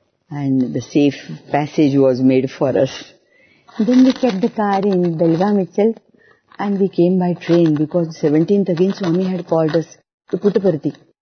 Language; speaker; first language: English; non-native, local second language; Marathi